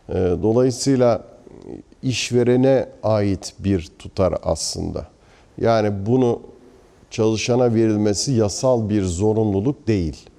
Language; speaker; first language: Turkish; native; Turkish